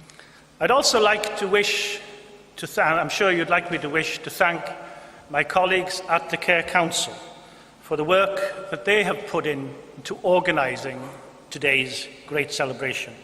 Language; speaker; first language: English; non-native, local second language; Welsh